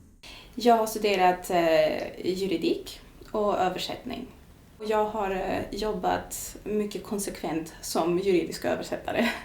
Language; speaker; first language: Swedish; non-native, fluent; Greek